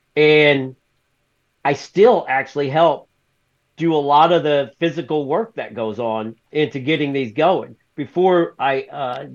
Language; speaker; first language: English; native; English